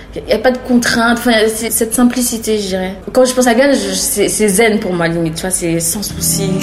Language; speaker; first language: French; native; French